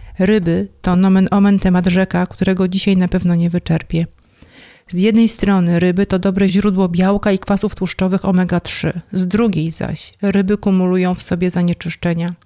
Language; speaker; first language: Polish; native; Polish